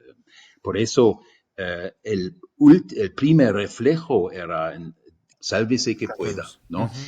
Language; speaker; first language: Spanish; non-native, fluent; German